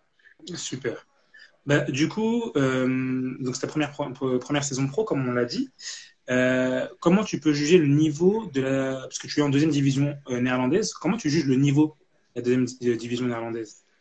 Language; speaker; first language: French; native; French